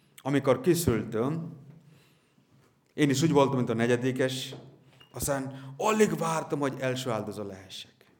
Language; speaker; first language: Hungarian; non-native, learner; Bangla